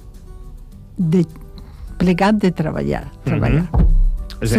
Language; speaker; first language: Catalan; non-native, learner; Spanish